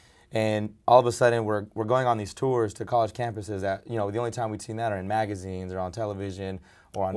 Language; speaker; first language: English; early bilingual, other home language; Spanish